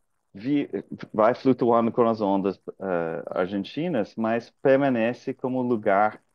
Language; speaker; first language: Portuguese; non-native, fluent; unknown